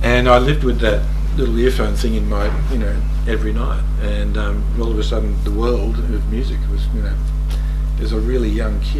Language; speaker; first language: English; native; English